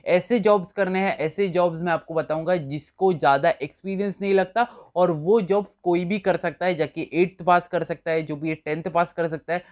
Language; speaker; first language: Hindi; native; Hindi